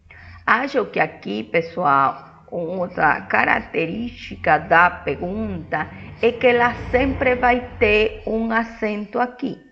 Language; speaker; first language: Portuguese; non-native, fluent; Spanish